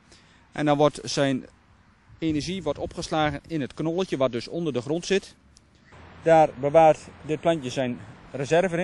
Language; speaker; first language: Dutch; native; Dutch